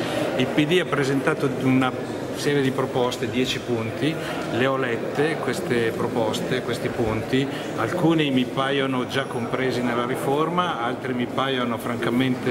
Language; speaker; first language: Italian; native; Italian